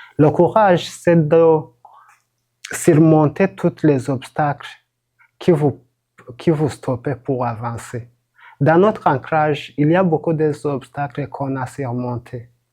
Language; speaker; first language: French; non-native, local second language; Rundi